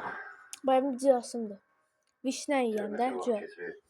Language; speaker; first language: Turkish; non-native, learner; Azerbaijani